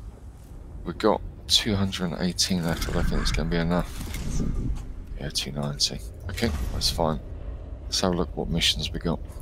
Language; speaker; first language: English; native; English